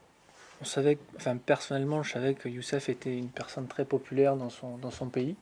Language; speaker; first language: French; native; French